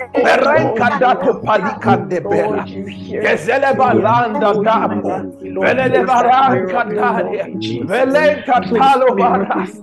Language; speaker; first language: English; non-native, local second language; Yoruba